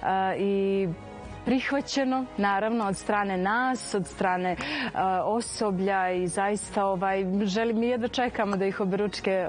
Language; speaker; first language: Serbian; native; Serbian